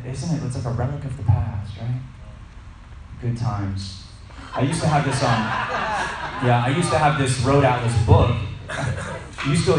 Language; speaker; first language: English; native; English